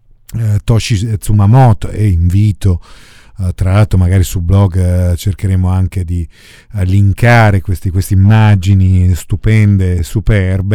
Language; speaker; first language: Italian; native; Italian